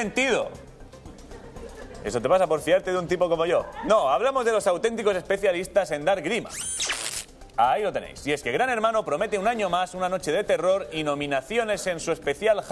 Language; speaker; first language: Spanish; native; Spanish